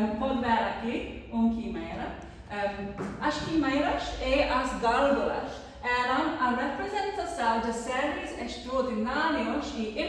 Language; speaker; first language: Portuguese; non-native, learner; English